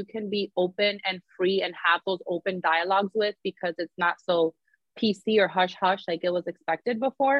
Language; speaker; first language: English; native; English